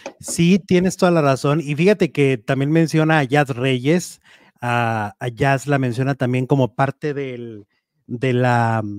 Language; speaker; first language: Spanish; native; Spanish